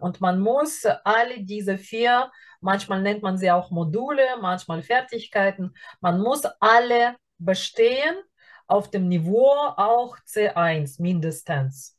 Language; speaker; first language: German; non-native, fluent; Russian